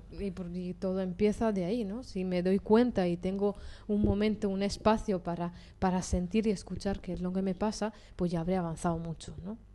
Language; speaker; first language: Spanish; non-native, fluent; Italian